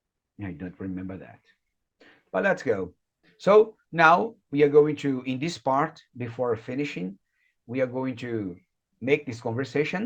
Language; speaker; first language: English; non-native, fluent; Portuguese